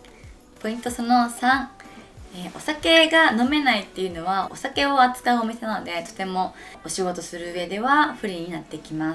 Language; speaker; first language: Japanese; native; Japanese